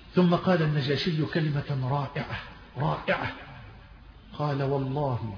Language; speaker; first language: Arabic; native; Arabic